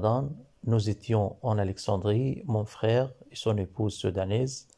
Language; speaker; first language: French; non-native, learner; Arabic